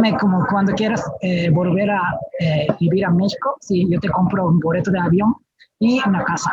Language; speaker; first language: Spanish; non-native, fluent; Japanese